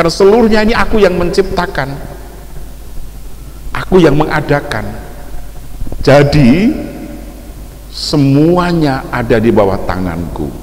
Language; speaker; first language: Indonesian; native; Indonesian